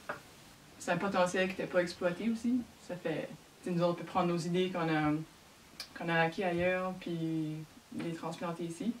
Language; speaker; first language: French; native; French